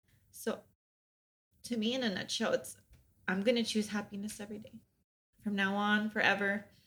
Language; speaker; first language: English; native; English